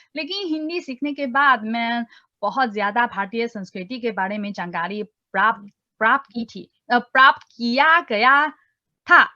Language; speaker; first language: Hindi; non-native, fluent; Chinese